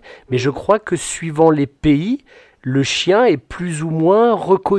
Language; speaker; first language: French; native; French